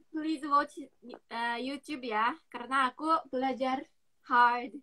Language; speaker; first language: Indonesian; non-native, fluent; Japanese